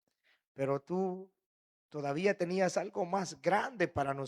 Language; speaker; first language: Spanish; native; Spanish